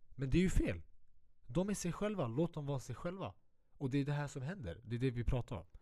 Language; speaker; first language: Swedish; early bilingual, other home language; Central Kurdish